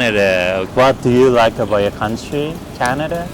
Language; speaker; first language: English; non-native, learner; Japanese